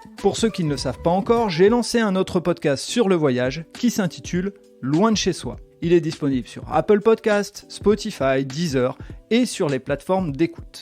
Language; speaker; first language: French; native; French